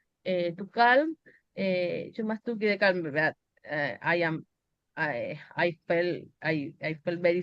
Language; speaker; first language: English; non-native, learner; Spanish